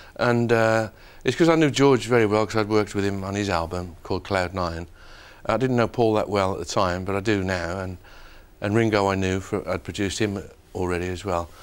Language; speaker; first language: English; native; English